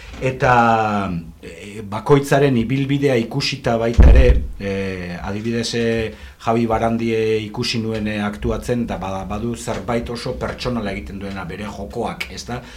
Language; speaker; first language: Basque; native; Basque